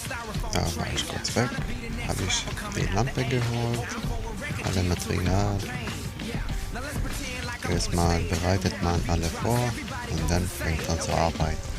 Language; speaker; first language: German; non-native, learner; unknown